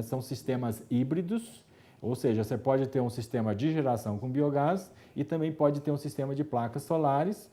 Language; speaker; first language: Portuguese; native; Portuguese